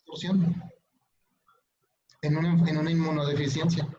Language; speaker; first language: Spanish; native; Spanish